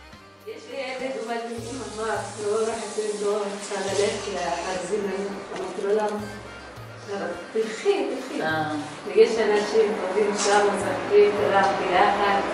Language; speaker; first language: Hebrew; non-native, local second language; Arabic